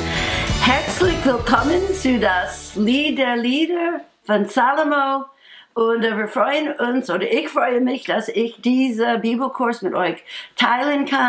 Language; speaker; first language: German; non-native, fluent; English